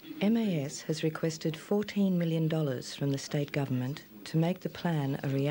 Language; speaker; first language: English; native; English